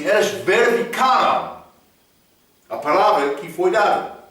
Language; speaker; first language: Portuguese; non-native, fluent; English